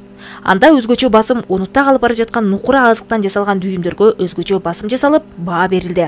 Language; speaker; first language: Kyrgyz; native; Kyrgyz